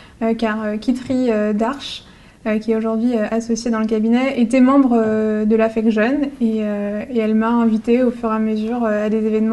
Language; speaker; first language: French; native; French